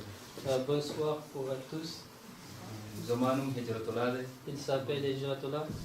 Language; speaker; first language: French; non-native, learner; Pashto